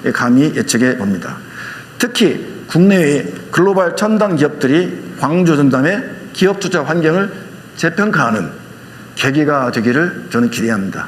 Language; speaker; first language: Korean; native; Korean